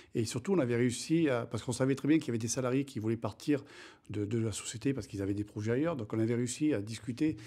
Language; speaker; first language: French; native; French